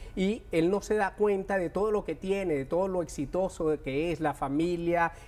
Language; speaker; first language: Spanish; native; Spanish